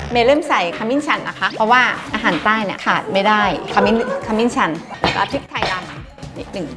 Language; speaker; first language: Thai; non-native, fluent; Japanese